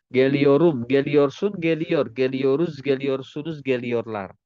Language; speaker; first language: Turkish; non-native, fluent; Indonesian